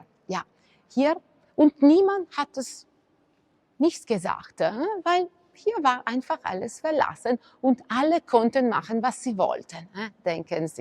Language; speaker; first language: German; non-native, fluent; Italian